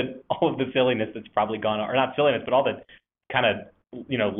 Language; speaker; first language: English; native; English